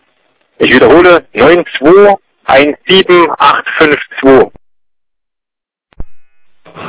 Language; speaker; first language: German; native; German